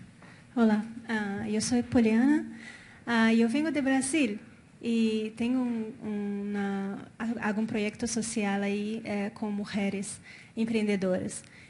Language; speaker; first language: Spanish; non-native, fluent; Portuguese